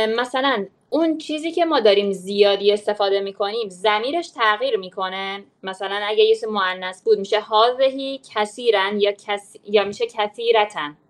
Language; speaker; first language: Persian; native; Persian